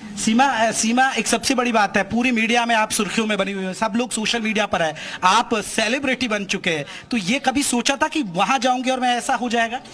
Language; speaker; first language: Hindi; native; Hindi